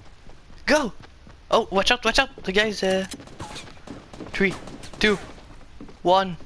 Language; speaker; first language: English; non-native, learner; French